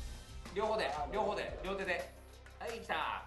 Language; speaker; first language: Japanese; native; Japanese